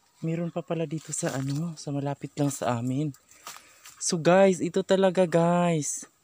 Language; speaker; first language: Filipino; native; Filipino